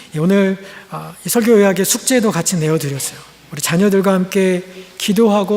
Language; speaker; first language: Korean; native; Korean